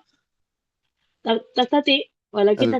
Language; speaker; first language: Arabic; non-native, fluent; Indonesian